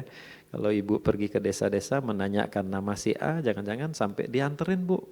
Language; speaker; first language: Indonesian; native; Indonesian